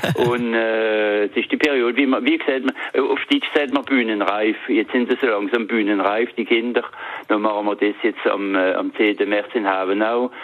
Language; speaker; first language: German; early bilingual, heritage; French